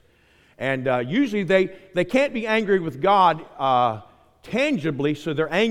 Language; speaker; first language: English; native; English